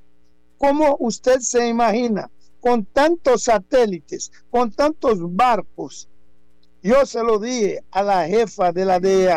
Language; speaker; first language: Spanish; non-native, fluent; Haitian Creole